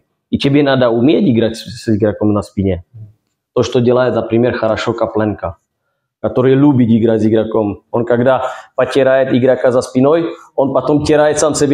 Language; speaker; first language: Russian; non-native, fluent; Czech